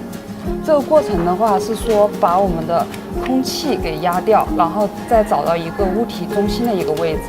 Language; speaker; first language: Chinese; native; Chinese